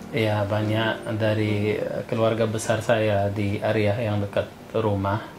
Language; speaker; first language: Indonesian; non-native, fluent; Arabic